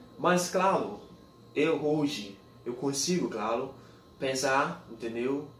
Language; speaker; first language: Portuguese; non-native, fluent; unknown